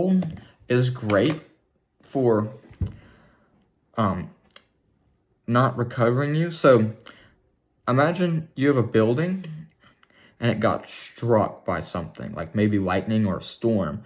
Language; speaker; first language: English; native; English